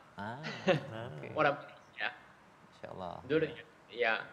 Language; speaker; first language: Indonesian; non-native, learner; Japanese